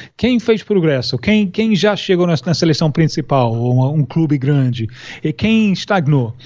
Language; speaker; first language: Portuguese; non-native, fluent; English